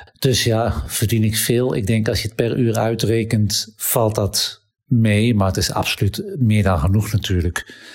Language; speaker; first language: Dutch; native; Dutch